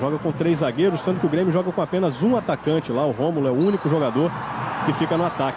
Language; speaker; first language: Portuguese; native; Portuguese